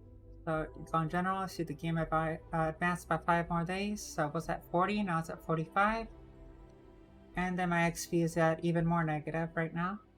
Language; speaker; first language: English; native; English